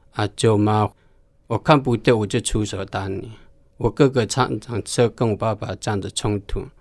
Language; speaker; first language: Chinese; non-native, local second language; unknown